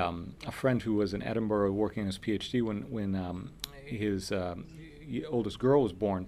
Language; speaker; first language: English; early bilingual, other home language; Spanish